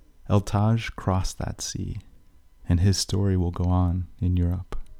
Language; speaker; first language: English; native; English